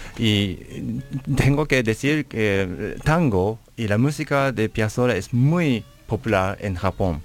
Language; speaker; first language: Spanish; non-native, learner; Japanese